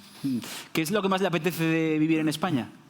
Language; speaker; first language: Spanish; native; Spanish